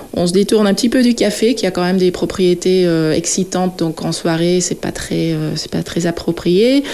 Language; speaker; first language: French; non-native, fluent; Dutch